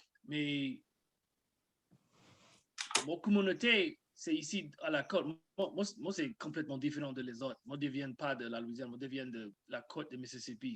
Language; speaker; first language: French; non-native, learner; English